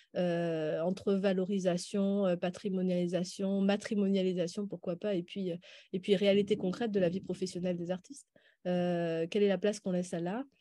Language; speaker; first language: French; native; French